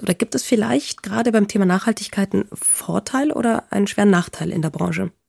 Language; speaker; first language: German; native; German